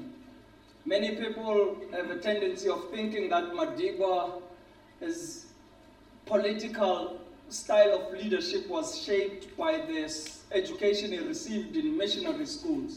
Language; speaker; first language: English; non-native, local second language; Xhosa